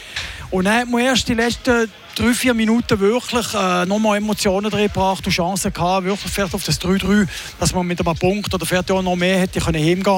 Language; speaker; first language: German; native; German